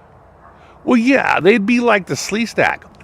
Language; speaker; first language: English; native; English